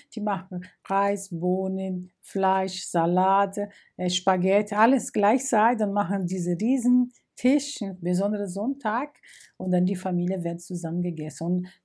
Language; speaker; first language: German; non-native, fluent; Portuguese